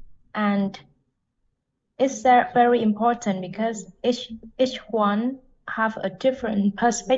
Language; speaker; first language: English; non-native, learner; Vietnamese